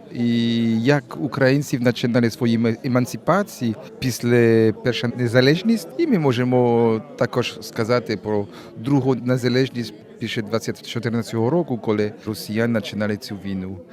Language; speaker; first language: Ukrainian; non-native, learner; French